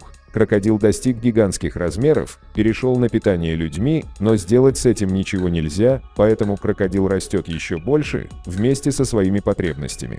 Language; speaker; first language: Russian; native; Russian